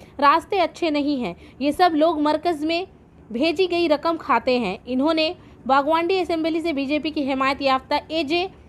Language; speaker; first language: Urdu; native; Urdu